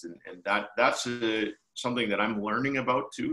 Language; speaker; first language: English; native; English